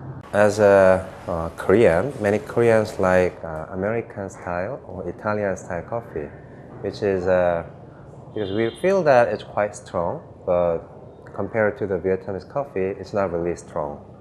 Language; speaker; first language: English; non-native, fluent; Korean